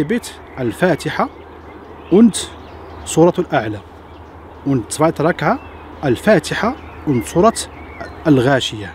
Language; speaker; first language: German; non-native, fluent; Arabic